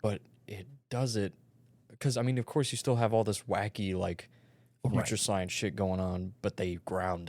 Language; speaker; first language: English; native; English